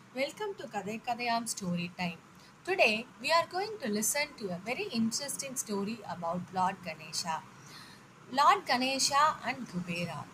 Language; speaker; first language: English; non-native, local second language; Tamil